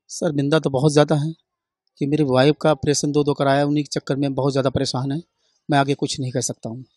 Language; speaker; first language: Hindi; native; Hindi